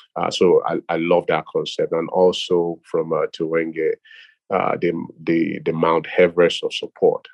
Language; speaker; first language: English; non-native, local second language; Yoruba